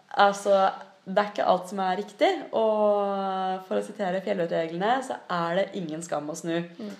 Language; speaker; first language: Norwegian; native; Norwegian